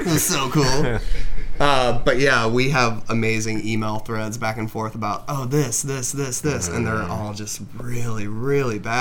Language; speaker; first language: English; native; English